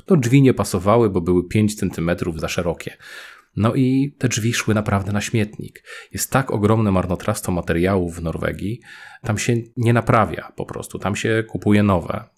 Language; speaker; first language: Polish; native; Polish